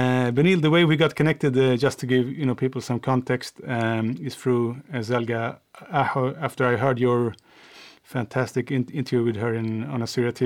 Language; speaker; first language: English; non-native, fluent; Swedish